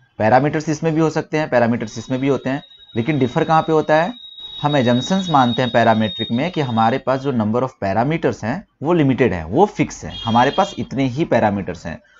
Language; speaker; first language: Hindi; native; Hindi